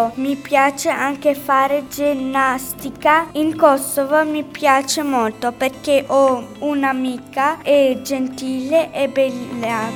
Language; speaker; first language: Italian; early bilingual, other home language; Albanian